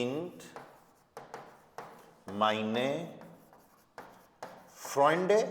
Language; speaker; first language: German; non-native, fluent; Hindi